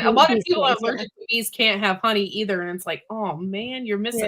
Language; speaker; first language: English; native; English